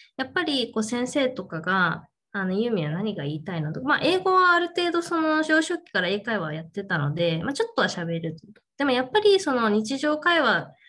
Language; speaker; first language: Japanese; native; Japanese